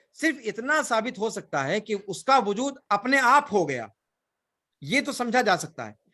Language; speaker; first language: Urdu; native; Urdu